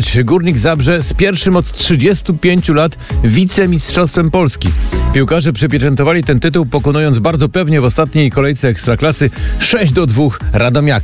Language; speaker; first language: Polish; native; Polish